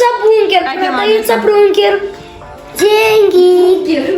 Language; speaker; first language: Russian; non-native, local second language; Kazakh